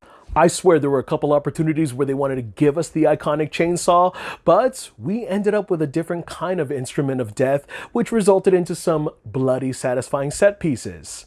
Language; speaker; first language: English; native; English